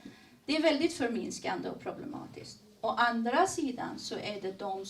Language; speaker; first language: Swedish; early bilingual, other home language; Persian